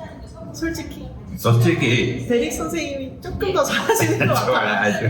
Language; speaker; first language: Korean; native; Korean